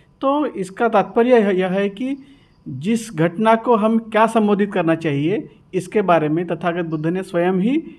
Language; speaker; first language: Hindi; non-native, local second language; Marathi